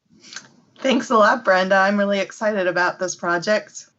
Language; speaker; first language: English; native; English